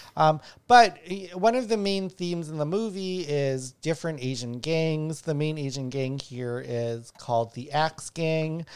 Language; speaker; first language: English; native; English